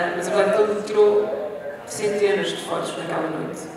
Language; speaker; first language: Portuguese; native; Portuguese